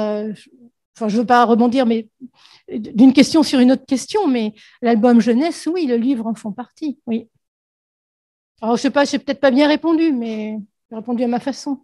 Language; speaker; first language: French; native; French